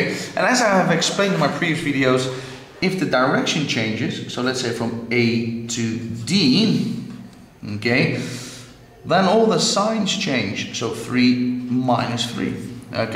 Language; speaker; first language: English; non-native, fluent; Dutch